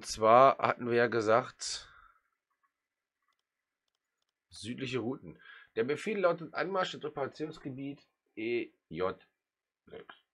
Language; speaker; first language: German; native; German